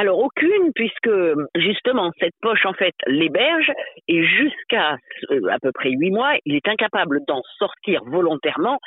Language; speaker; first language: French; native; French